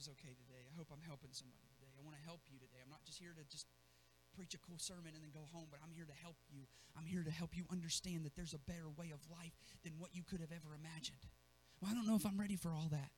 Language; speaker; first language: English; native; English